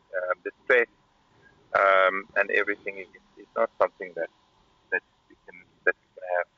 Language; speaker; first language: English; non-native, local second language; Afrikaans